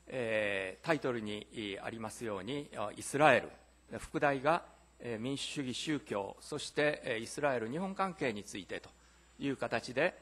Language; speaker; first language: Japanese; native; Japanese